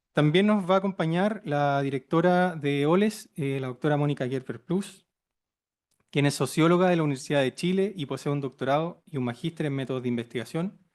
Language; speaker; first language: Spanish; native; Spanish